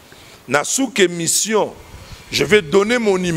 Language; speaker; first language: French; non-native, local second language; Lingala